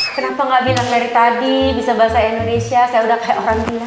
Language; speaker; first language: Indonesian; native; Indonesian